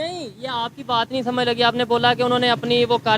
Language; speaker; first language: Urdu; native; Urdu